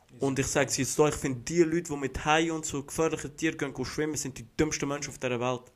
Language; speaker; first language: German; early bilingual, other home language; Albanian